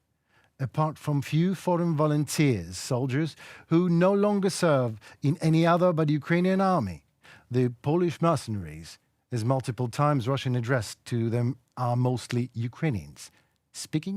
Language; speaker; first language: English; non-native, fluent; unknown